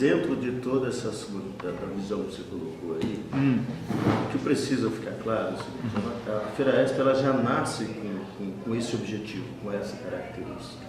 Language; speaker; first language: Portuguese; native; Portuguese